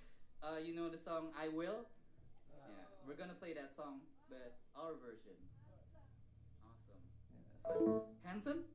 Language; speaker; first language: English; non-native, learner; Indonesian